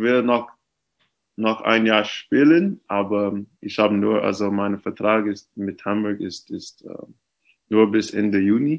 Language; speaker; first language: German; non-native, fluent; English